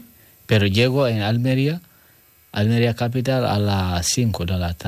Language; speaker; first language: Spanish; non-native, learner; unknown